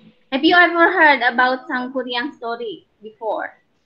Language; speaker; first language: English; non-native, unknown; Indonesian